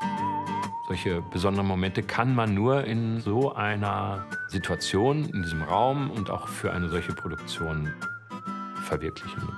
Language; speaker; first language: German; native; German